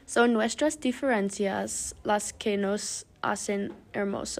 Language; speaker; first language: Spanish; non-native, learner; English